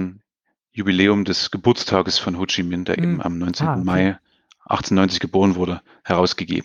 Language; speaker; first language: German; native; German